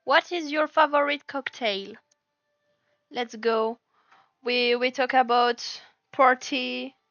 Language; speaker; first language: English; non-native, learner; French